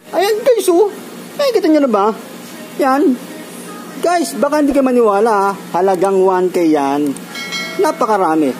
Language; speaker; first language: Filipino; native; Filipino